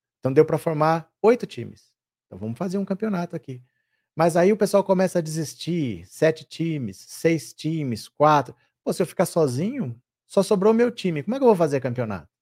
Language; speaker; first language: Portuguese; native; Portuguese